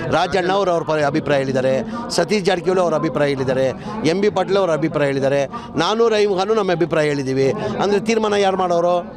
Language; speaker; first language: Kannada; non-native, local second language; Urdu